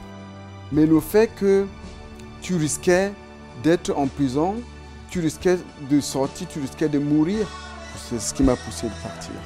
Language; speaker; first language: French; non-native, fluent; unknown